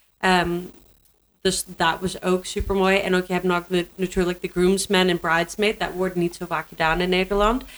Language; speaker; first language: Dutch; non-native, learner; English